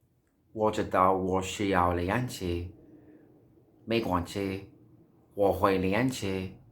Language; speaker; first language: Chinese; non-native, learner; English